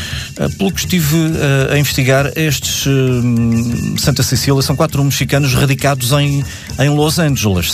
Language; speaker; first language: Portuguese; native; Portuguese